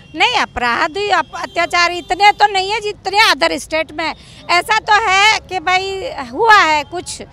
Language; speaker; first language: Hindi; native; Hindi